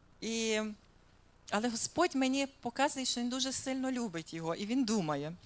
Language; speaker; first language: Ukrainian; native; Ukrainian